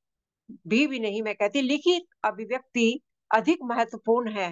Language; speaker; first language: Hindi; native; Hindi